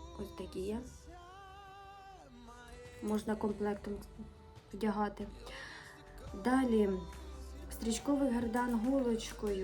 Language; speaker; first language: Ukrainian; native; Ukrainian